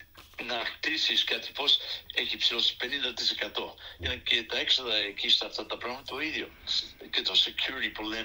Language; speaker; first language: Greek; early bilingual, heritage; Greek